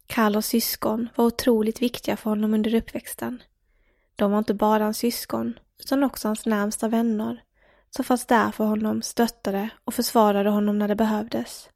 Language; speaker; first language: Swedish; native; Swedish